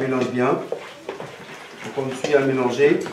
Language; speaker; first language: French; native; French